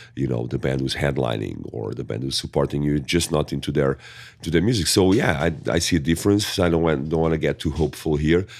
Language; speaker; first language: English; non-native, fluent; Portuguese